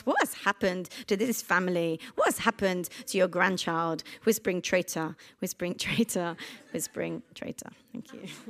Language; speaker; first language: English; native; English